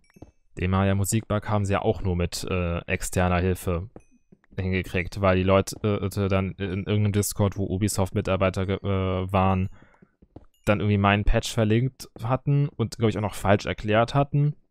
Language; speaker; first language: German; native; German